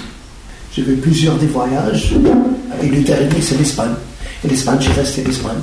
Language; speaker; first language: French; non-native, learner; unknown